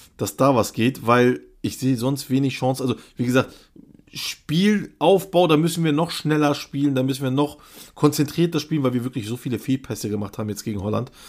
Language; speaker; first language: German; early bilingual, other home language; Turkish